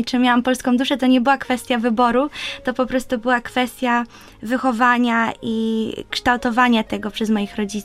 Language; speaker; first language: Polish; early bilingual, heritage; Polish